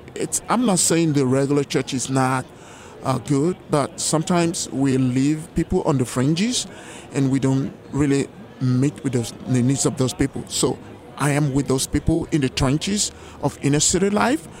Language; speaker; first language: English; non-native, local second language; Yoruba